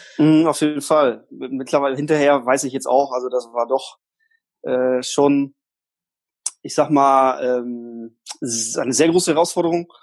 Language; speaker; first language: German; early bilingual, other home language; Polish